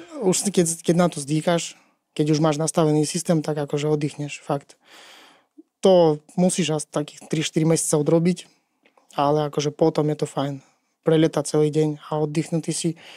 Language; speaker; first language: Slovak; non-native, fluent; Ukrainian